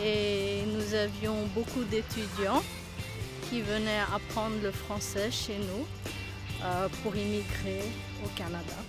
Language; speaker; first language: French; non-native, fluent; Bangla